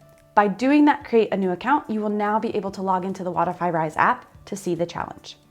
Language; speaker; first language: English; native; English